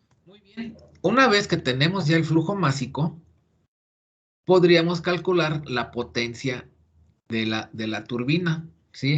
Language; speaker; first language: Spanish; native; Spanish